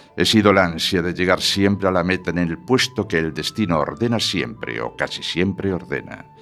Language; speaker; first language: Spanish; native; Spanish